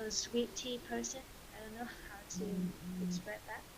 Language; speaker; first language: English; non-native, learner; Vietnamese